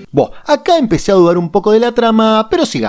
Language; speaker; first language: Spanish; native; Spanish